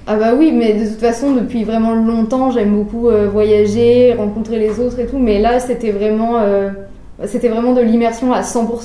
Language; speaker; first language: French; non-native, learner; German